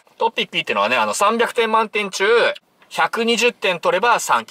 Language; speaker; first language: Japanese; native; Japanese